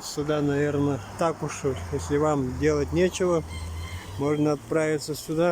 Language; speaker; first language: Russian; native; Russian